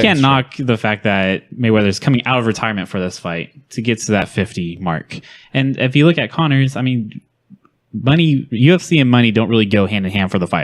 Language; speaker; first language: English; native; English